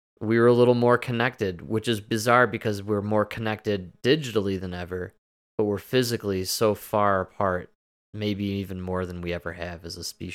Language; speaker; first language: English; native; English